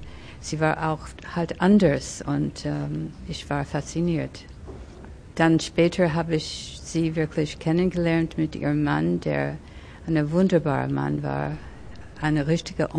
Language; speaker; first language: German; early bilingual, other home language; French